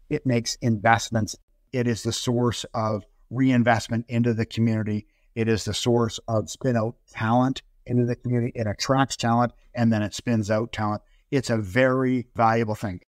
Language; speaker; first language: English; native; English